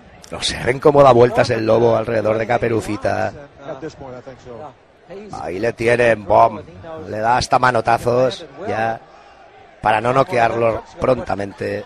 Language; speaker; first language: Spanish; native; Spanish